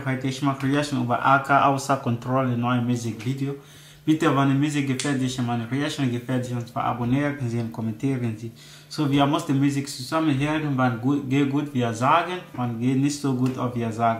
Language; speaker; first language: German; non-native, learner; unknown